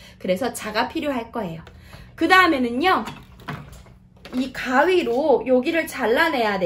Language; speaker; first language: Korean; native; Korean